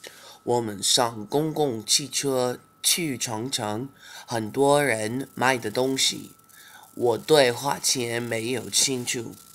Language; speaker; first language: Chinese; non-native, learner; English